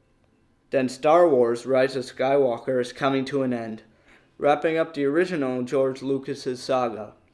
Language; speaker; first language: English; native; English